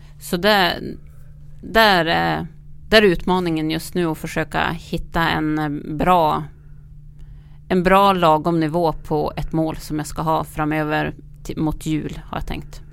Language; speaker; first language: Swedish; native; Swedish